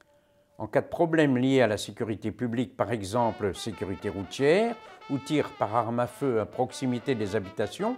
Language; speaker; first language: French; native; French